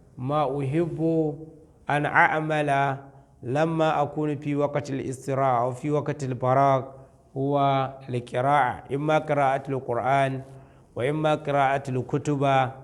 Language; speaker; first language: Arabic; non-native, fluent; Hausa